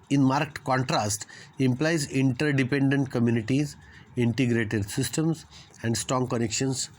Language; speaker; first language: English; non-native, local second language; Marathi